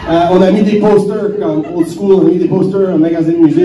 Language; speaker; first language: French; native; French